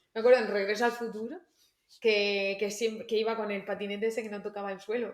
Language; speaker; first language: Spanish; native; Spanish